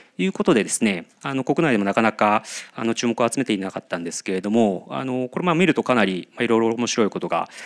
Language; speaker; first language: Japanese; native; Japanese